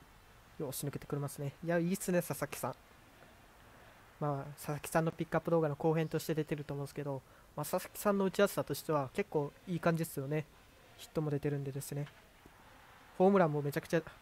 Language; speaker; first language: Japanese; native; Japanese